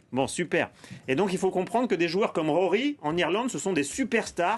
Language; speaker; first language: French; native; French